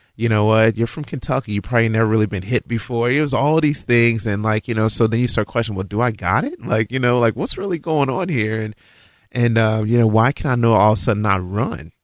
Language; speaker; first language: English; native; English